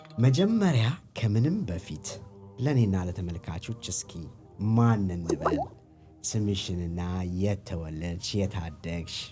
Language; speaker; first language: Amharic; native; Amharic